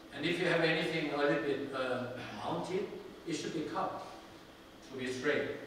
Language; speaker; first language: English; non-native, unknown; Korean